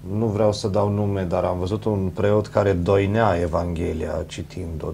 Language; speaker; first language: Romanian; native; Romanian